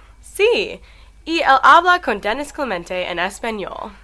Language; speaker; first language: Spanish; non-native, learner; English